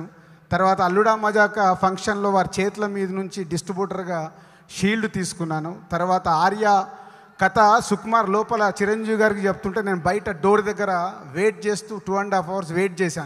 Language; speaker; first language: Telugu; native; Telugu